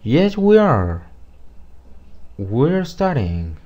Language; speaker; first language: English; non-native, fluent; Spanish